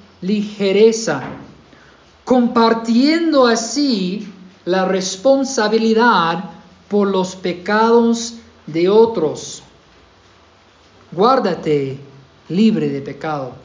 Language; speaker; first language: Spanish; non-native, fluent; English